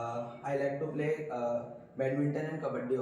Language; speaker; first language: English; non-native, local second language; Hindi